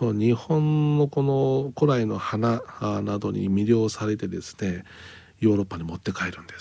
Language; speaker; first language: Japanese; native; Japanese